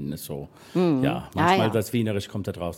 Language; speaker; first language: German; non-native, fluent; English